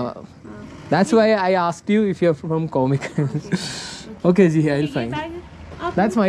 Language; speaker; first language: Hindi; non-native, local second language; Malayalam